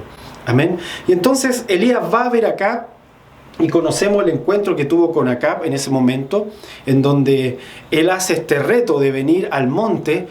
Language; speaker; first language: Spanish; native; Spanish